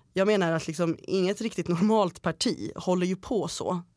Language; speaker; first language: Swedish; early bilingual, other home language; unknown